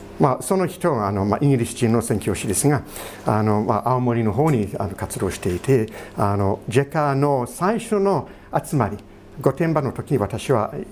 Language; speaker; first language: Japanese; non-native, fluent; English